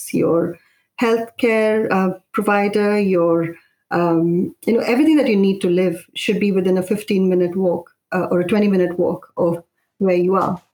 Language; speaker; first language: English; non-native, local second language; Malayalam